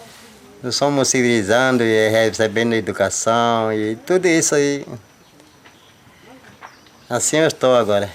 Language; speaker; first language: Portuguese; non-native, local second language; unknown